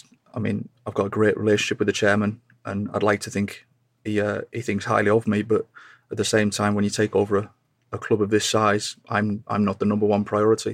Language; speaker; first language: English; native; English